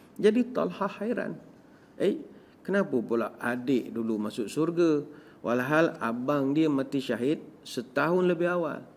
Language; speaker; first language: Malay; native; Malay